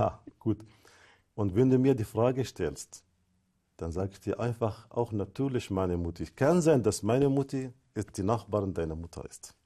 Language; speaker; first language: German; non-native, fluent; Arabic